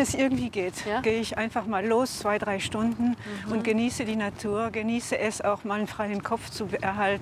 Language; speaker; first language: German; native; German